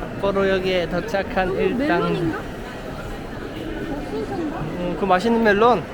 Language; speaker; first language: Korean; native; Korean